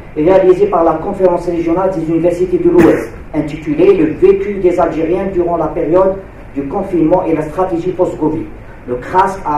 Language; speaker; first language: French; non-native, local second language; Arabic